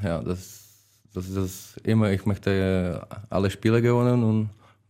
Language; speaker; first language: German; non-native, learner; Czech